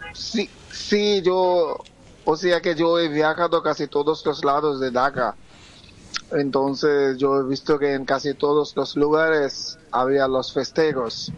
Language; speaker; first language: Spanish; non-native, fluent; Bangla